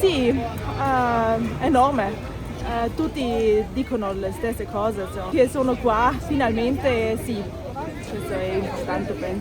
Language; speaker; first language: Italian; non-native, local second language; German